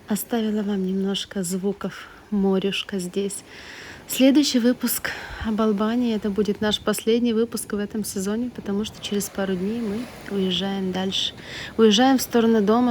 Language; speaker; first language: Russian; native; Russian